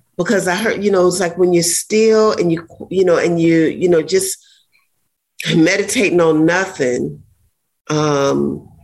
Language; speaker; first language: English; native; English